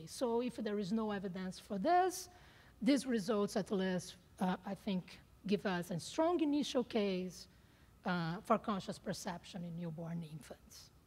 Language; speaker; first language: English; non-native, fluent; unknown